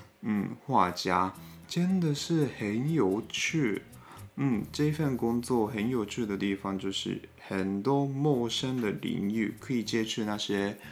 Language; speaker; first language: Chinese; non-native, fluent; Japanese